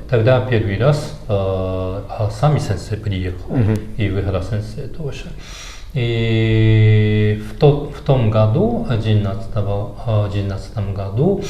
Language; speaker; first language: Russian; non-native, fluent; Japanese